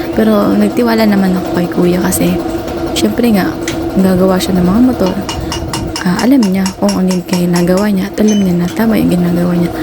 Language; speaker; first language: Filipino; native; Filipino